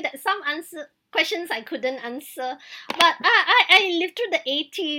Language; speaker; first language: English; native; English